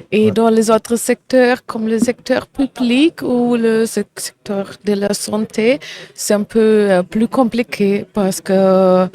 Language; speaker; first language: French; non-native, fluent; German